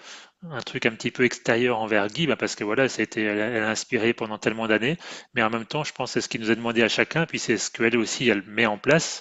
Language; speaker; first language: French; native; French